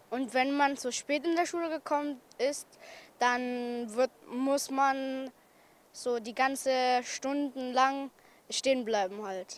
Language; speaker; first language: German; early bilingual, other home language; Persian